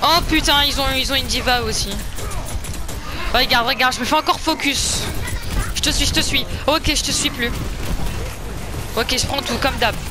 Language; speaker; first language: French; native; French